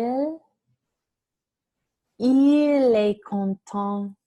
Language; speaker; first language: French; non-native, fluent; English